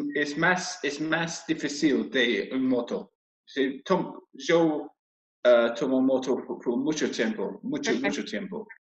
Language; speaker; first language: Spanish; non-native, learner; English